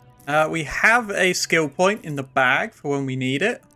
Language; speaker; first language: English; native; English